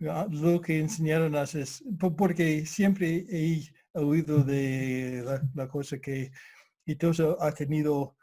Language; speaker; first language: Spanish; non-native, fluent; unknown